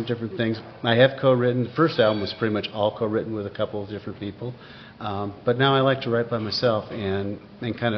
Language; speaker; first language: English; native; English